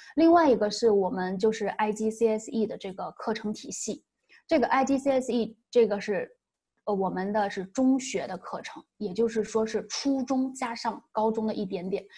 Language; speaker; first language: Chinese; native; Chinese